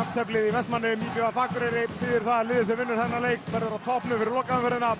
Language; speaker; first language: Icelandic; native; Icelandic